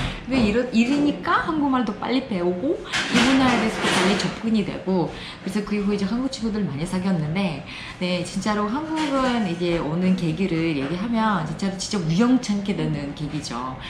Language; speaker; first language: Korean; non-native, fluent; Uzbek